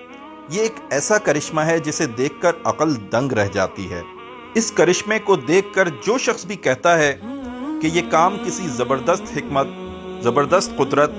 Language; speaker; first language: Urdu; native; Urdu